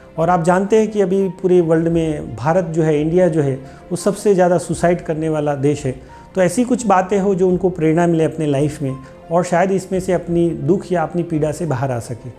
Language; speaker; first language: Hindi; non-native, local second language; Gujarati